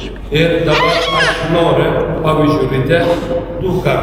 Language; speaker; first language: Lithuanian; non-native, learner; Turkish